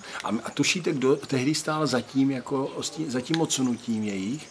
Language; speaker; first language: Czech; native; Czech